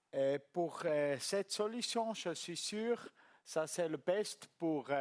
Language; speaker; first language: French; non-native, local second language; German